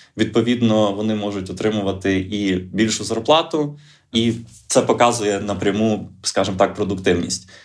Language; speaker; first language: Ukrainian; native; Ukrainian